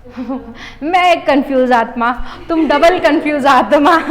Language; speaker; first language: Hindi; non-native, local second language; Marathi